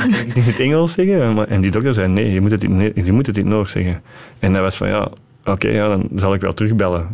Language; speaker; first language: Dutch; native; Dutch